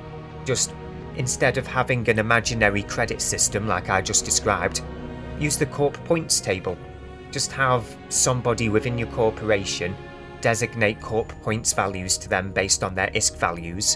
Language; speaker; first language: English; native; English